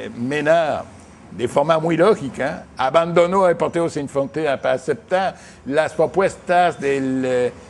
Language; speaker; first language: Spanish; non-native, fluent; English